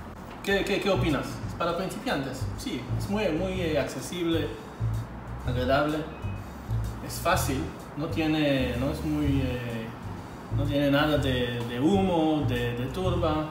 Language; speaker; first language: Spanish; non-native, fluent; Hebrew